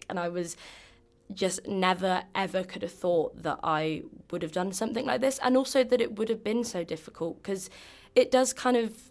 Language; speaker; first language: English; native; English